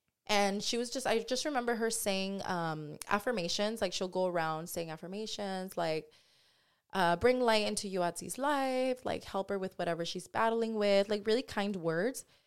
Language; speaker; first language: English; early bilingual, other home language; Spanish